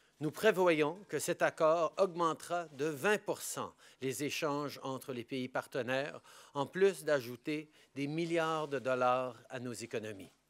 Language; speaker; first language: French; native; French